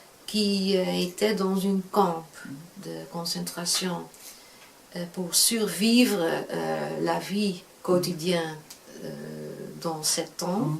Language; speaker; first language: French; non-native, fluent; Dutch